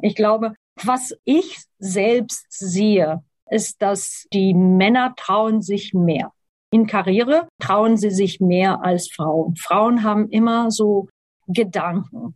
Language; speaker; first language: German; non-native, fluent; Portuguese